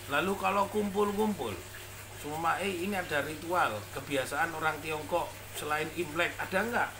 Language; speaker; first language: Indonesian; non-native, local second language; Javanese